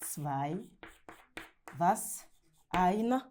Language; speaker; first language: German; non-native, learner; French